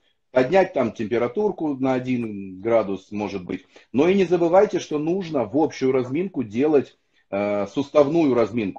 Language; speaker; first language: Russian; native; Russian